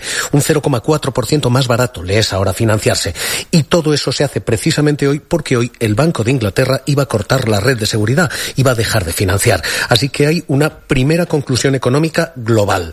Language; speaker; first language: Spanish; native; Spanish